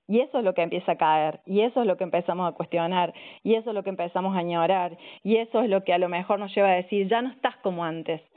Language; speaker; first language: Spanish; native; Spanish